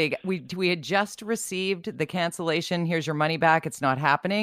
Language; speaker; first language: English; native; English